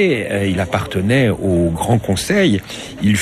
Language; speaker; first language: French; native; French